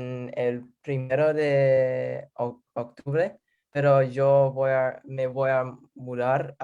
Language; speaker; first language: Spanish; non-native, learner; English